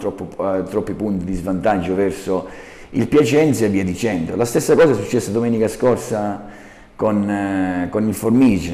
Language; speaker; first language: Italian; native; Italian